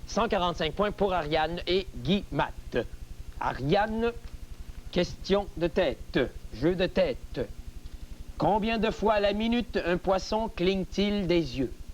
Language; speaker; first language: French; native; French